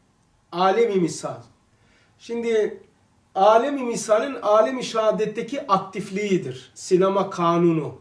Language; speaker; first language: Turkish; native; Turkish